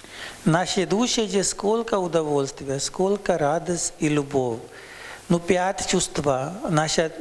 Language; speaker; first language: Russian; non-native, learner; Hindi